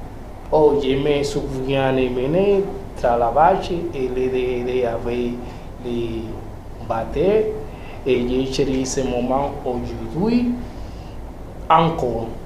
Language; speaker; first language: French; non-native, learner; Spanish